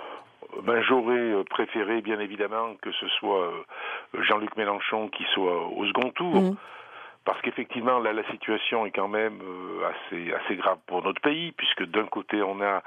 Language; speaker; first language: French; native; French